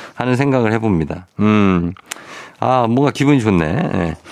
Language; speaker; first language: Korean; native; Korean